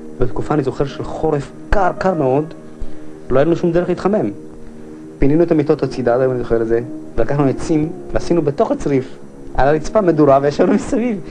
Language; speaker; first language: Hebrew; early bilingual, other home language; Arabic